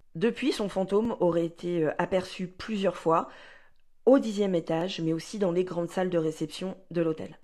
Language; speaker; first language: French; native; French